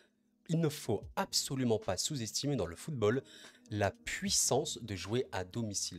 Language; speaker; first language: French; native; French